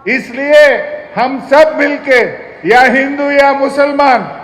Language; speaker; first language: Hindi; non-native, local second language; Telugu